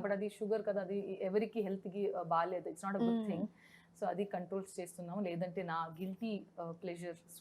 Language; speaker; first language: Telugu; non-native, local second language; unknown